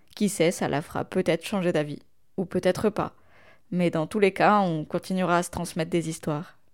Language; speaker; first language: French; non-native, local second language; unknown